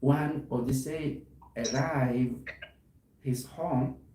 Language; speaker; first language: English; non-native, learner; Turkish